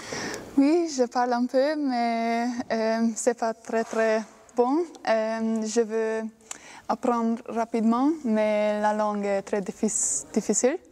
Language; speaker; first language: French; non-native, learner; Hungarian